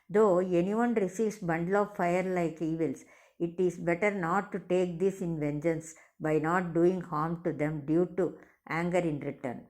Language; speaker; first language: English; non-native, local second language; Tamil